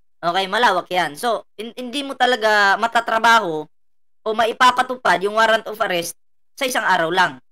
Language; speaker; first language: Filipino; non-native, local second language; Cebuano